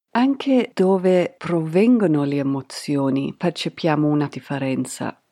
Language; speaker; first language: Italian; non-native, fluent; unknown